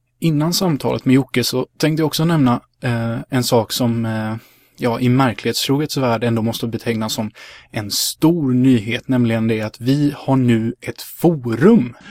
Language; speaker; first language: Swedish; early bilingual, other home language; Hungarian